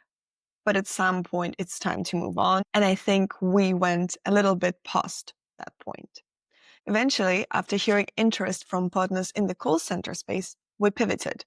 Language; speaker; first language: English; non-native, fluent; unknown